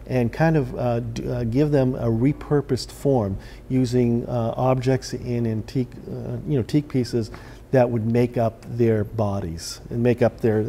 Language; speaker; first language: English; native; English